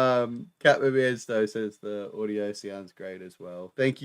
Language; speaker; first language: English; native; English